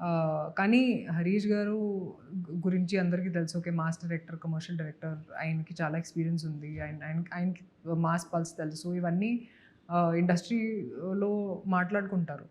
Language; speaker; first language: Telugu; non-native, local second language; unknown